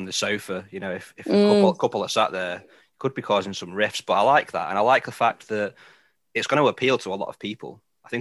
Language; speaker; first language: English; native; English